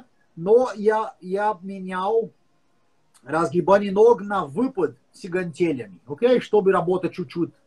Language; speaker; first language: Russian; non-native, learner; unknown